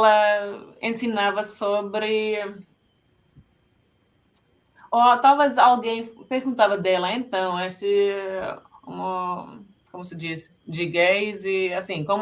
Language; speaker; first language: Portuguese; non-native, fluent; Finnish